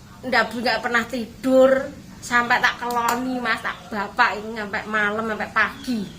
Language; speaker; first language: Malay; non-native, local second language; Javanese